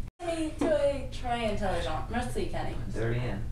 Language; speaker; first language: French; non-native, learner; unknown